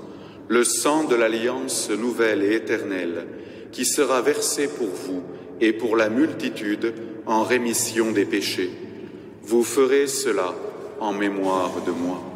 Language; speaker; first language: French; native; French